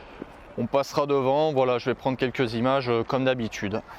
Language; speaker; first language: French; native; French